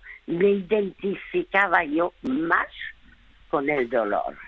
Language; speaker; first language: Spanish; early bilingual, other home language; French